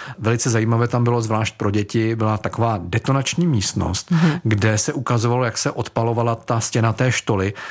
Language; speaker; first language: Czech; native; Czech